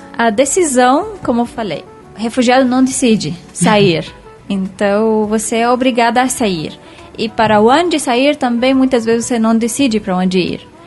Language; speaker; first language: Portuguese; non-native, fluent; Arabic